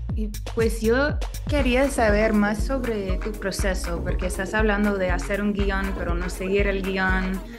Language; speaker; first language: Spanish; non-native, fluent; English